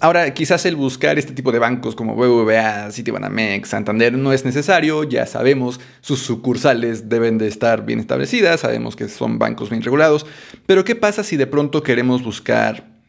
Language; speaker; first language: Spanish; native; Spanish